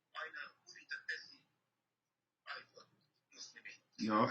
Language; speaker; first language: Finnish; non-native, learner; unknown